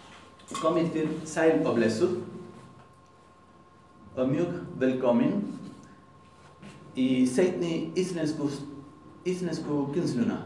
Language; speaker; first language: Icelandic; non-native, learner; Spanish